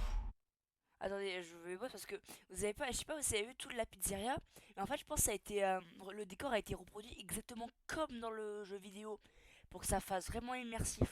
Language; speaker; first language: French; native; French